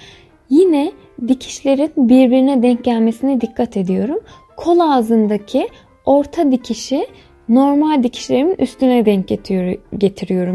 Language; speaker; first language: Turkish; native; Turkish